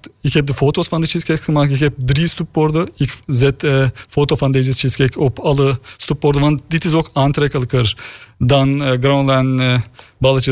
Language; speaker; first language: Dutch; non-native, learner; Turkish